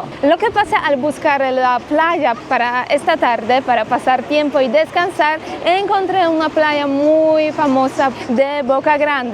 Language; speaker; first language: Spanish; non-native, fluent; Polish